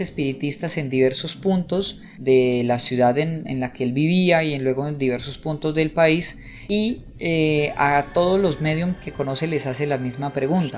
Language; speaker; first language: Spanish; native; Spanish